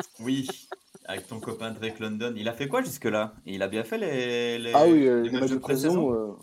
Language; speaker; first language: French; native; French